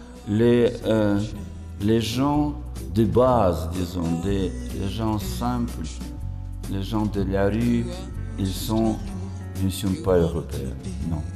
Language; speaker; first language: French; non-native, fluent; Russian